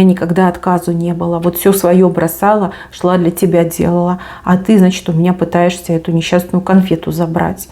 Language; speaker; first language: Russian; native; Russian